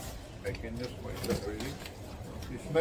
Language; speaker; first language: English; non-native, learner; Filipino